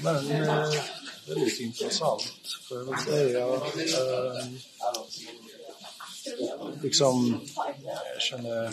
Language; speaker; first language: Norwegian; non-native, learner; Swedish